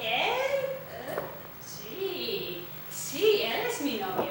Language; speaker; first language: Spanish; non-native, fluent; English